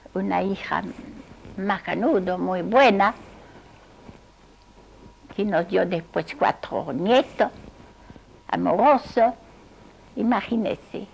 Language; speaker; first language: Spanish; non-native, fluent; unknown